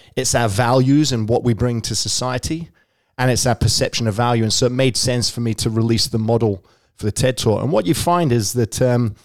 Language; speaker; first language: English; native; English